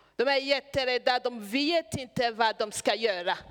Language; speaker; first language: Swedish; non-native, fluent; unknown